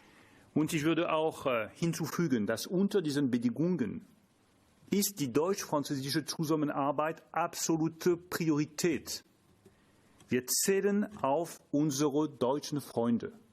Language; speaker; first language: German; non-native, fluent; French